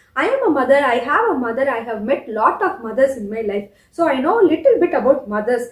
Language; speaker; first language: English; non-native, local second language; Tamil